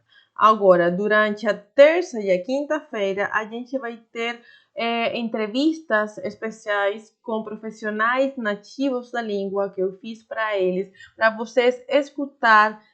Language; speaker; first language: Portuguese; non-native, fluent; Spanish